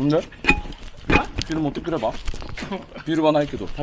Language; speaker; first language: Japanese; non-native, fluent; Korean